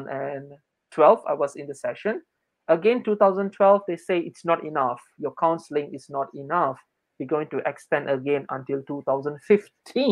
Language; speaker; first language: English; non-native, local second language; Malay